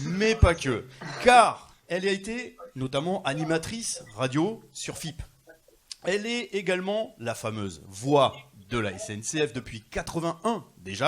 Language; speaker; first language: French; native; French